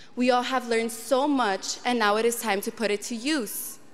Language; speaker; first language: English; early bilingual, other home language; Spanish